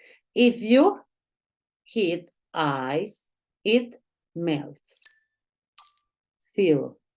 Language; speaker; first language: English; non-native, learner; Spanish